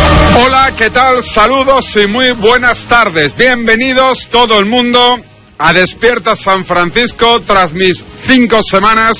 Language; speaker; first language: Spanish; native; Spanish